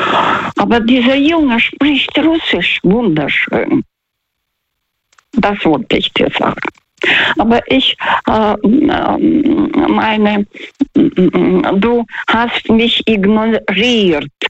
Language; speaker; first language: German; non-native, learner; Russian